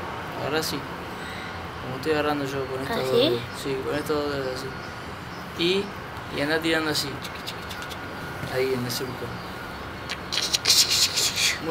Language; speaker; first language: Spanish; native; Spanish